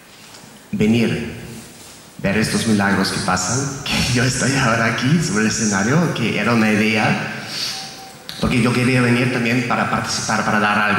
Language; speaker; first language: Spanish; non-native, fluent; German